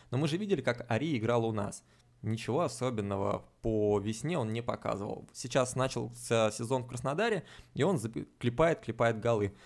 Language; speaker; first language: Russian; native; Russian